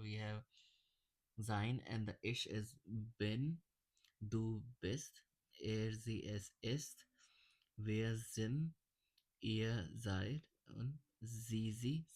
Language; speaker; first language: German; non-native, learner; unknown